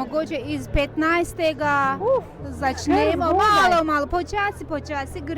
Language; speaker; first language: Slovenian; non-native, learner; Turkish